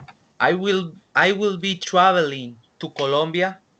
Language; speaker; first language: English; non-native, learner; Spanish